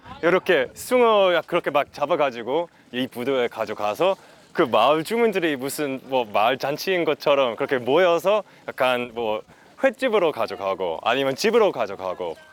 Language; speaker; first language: Korean; non-native, fluent; English